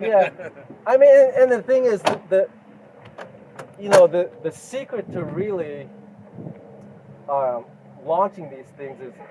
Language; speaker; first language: English; native; English